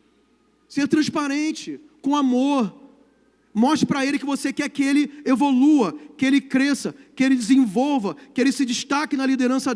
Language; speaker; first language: Portuguese; native; Portuguese